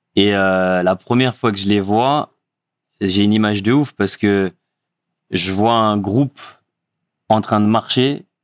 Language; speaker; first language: French; early bilingual, other home language; Fula